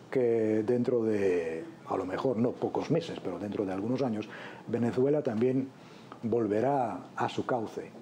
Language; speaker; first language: Spanish; non-native, fluent; Polish